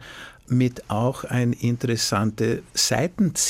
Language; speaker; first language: German; non-native, fluent; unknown